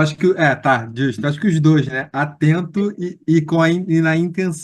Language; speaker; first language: Portuguese; native; Portuguese